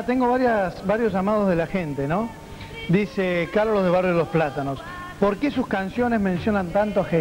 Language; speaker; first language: Spanish; native; Spanish